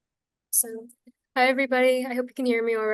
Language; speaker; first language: English; native; English